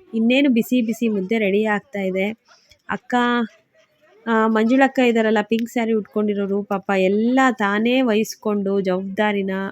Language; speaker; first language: Kannada; non-native, local second language; Lambadi